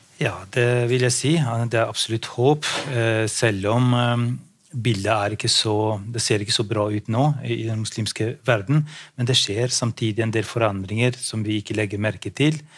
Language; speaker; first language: Norwegian; non-native, fluent; Albanian